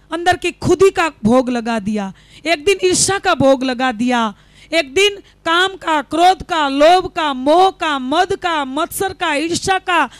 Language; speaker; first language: Hindi; non-native, local second language; Gujarati